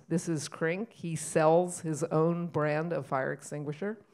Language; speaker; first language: English; native; English